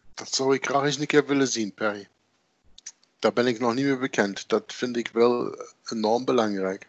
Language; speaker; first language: Dutch; native; Dutch